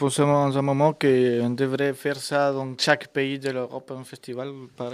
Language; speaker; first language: French; non-native, fluent; Spanish